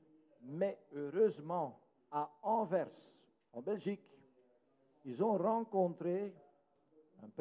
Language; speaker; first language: French; non-native, local second language; Dutch